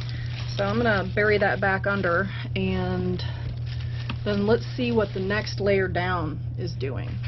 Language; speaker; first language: English; native; English